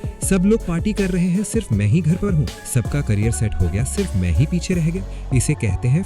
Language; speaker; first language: Hindi; native; Hindi